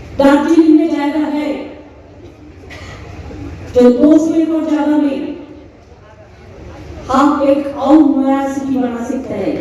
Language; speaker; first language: Hindi; non-native, local second language; Bangla